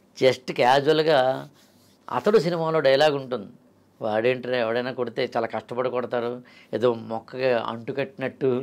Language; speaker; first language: Telugu; native; Telugu